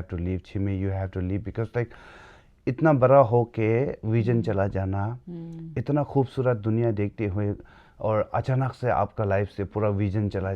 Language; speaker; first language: Hindi; non-native, local second language; Tibetan